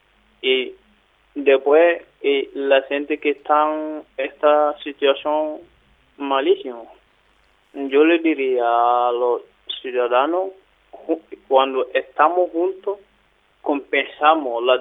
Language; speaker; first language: Spanish; non-native, learner; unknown